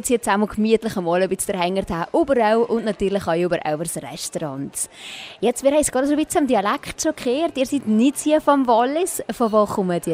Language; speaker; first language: German; native; German